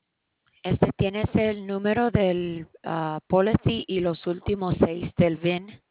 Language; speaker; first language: Spanish; early bilingual, heritage; Spanish